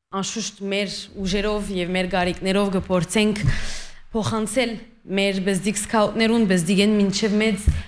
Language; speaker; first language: Armenian; early bilingual, heritage; Armenian